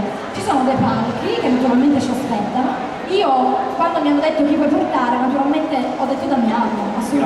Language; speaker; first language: Italian; native; Italian